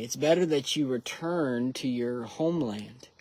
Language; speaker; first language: English; native; English